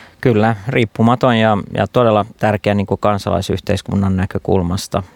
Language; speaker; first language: Finnish; non-native, local second language; Swedish